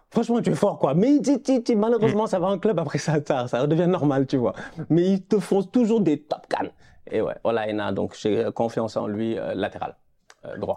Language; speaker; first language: French; non-native, local second language; Wolof